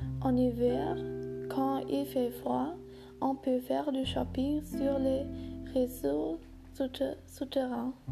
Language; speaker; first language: French; non-native, learner; German